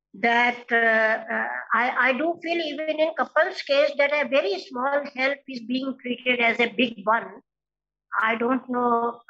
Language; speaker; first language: English; non-native, local second language; Hindi